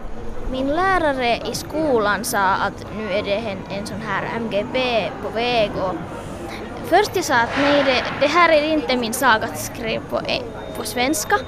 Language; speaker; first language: Swedish; non-native, local second language; Finnish